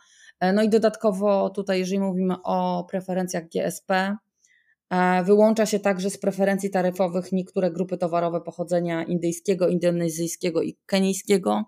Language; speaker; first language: Polish; native; Polish